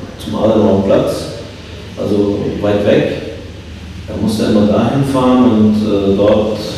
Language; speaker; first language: German; early bilingual, other home language; Turkish